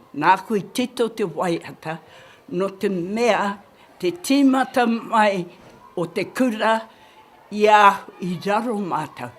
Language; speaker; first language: Māori; native; Māori